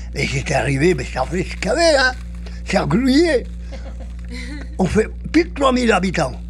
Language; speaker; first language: French; non-native, fluent; Spanish